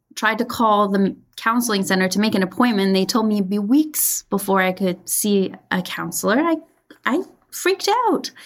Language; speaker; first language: English; early bilingual, other home language; Persian